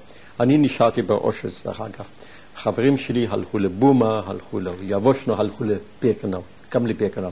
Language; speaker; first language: Hebrew; non-native, fluent; German